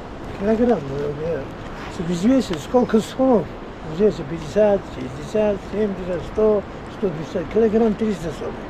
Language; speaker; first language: Russian; non-native, local second language; Uzbek